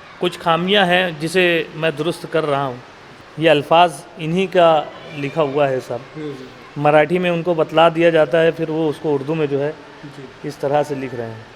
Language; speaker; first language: Urdu; native; Urdu